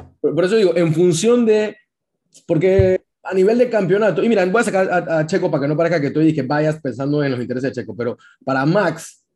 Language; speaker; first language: Spanish; native; Spanish